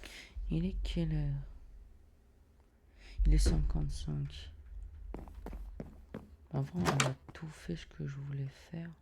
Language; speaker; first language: French; native; French